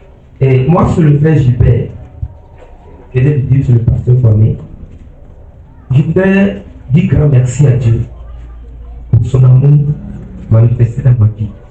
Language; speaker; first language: French; non-native, local second language; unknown